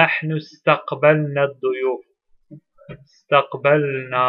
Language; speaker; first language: Arabic; native; Arabic